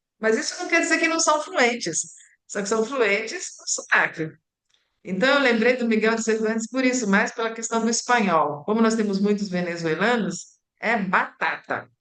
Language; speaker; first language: Portuguese; early bilingual, other home language; Italian